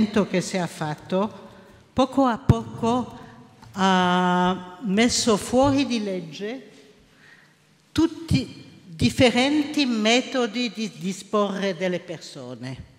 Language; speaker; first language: Italian; non-native, local second language; French